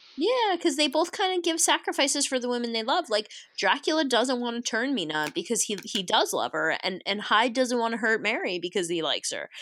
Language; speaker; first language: English; native; English